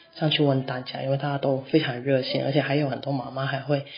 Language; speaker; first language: Chinese; non-native, fluent; Cantonese